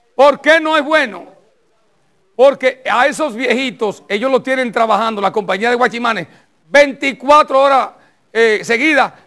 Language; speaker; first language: Spanish; native; Spanish